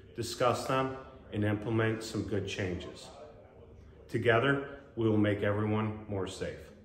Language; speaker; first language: English; native; English